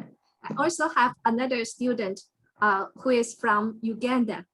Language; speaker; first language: English; non-native, fluent; Chinese